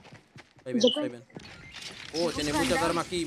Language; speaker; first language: Spanish; non-native, learner; Portuguese